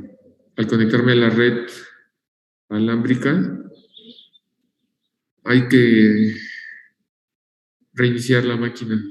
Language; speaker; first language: Spanish; native; Spanish